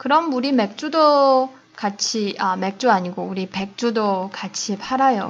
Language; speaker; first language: Korean; non-native, fluent; Chinese